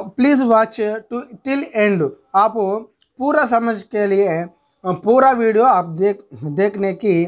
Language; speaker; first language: Hindi; non-native, local second language; Telugu